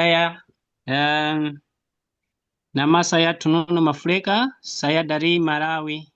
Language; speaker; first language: Indonesian; non-native, learner; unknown